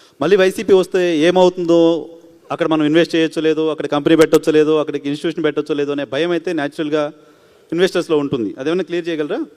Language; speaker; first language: Telugu; native; Telugu